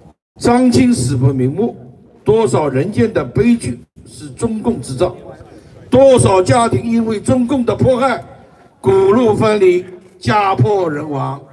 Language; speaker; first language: Chinese; native; Chinese